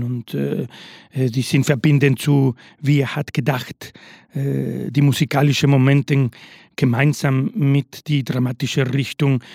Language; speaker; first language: German; non-native, learner; Spanish